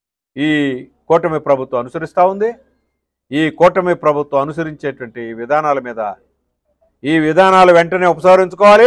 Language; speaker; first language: Telugu; native; Telugu